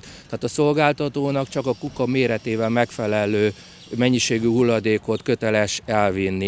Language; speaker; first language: Hungarian; native; Hungarian